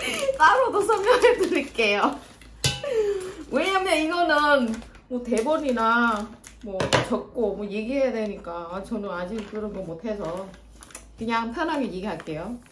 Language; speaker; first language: Korean; non-native, fluent; Vietnamese